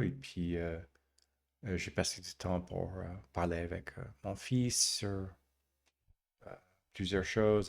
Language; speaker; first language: French; non-native, learner; English